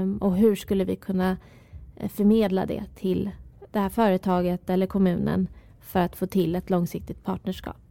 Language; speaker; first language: Swedish; early bilingual, other home language; Persian